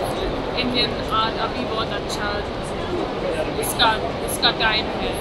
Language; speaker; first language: Hindi; non-native, learner; English